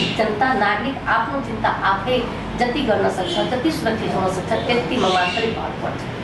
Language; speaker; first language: Nepali; non-native, local second language; Maithili